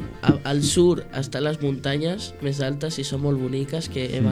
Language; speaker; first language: Catalan; early bilingual, heritage; Catalan